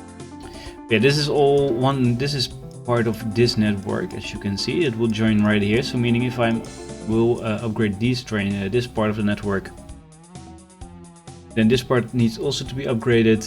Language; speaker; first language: English; non-native, fluent; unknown